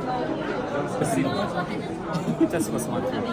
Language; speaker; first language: Russian; non-native, learner; Burmese